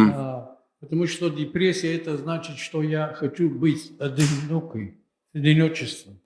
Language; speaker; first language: Russian; non-native, learner; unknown